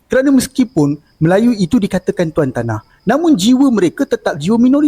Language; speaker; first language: Malay; native; Malay